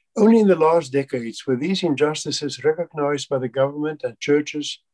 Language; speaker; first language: English; non-native, local second language; Afrikaans